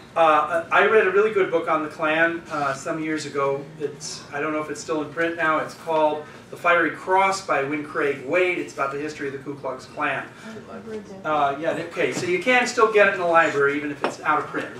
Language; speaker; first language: English; native; English